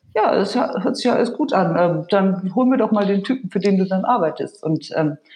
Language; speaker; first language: German; native; German